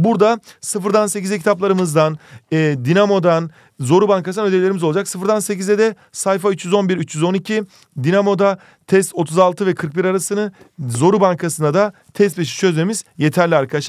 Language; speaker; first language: Turkish; native; Turkish